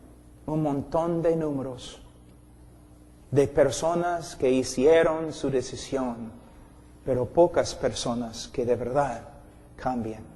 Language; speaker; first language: Spanish; non-native, fluent; English